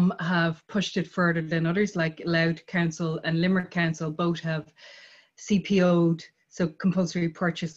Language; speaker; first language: English; native; English